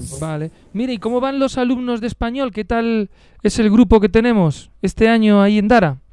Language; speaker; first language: Spanish; native; Spanish